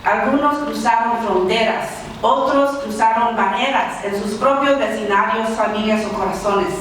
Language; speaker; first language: Spanish; early bilingual, heritage; Spanish